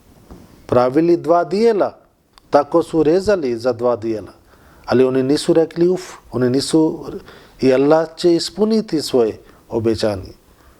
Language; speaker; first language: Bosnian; non-native, learner; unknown